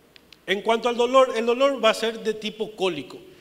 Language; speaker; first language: Spanish; native; Spanish